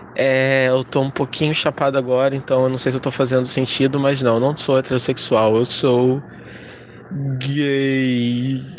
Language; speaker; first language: Portuguese; native; Portuguese